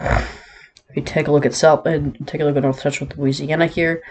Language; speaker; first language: English; native; English